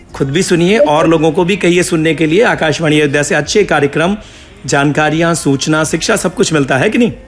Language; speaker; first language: Hindi; native; Hindi